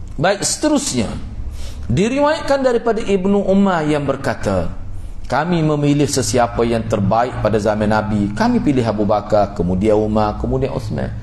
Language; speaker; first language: Malay; native; Malay